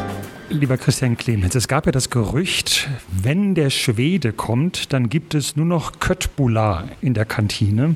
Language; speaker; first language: German; native; German